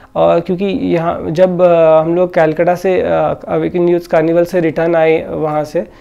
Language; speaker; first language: Hindi; non-native, local second language; Odia